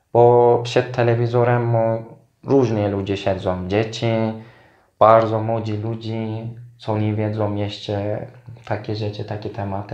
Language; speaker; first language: Polish; non-native, fluent; Turkish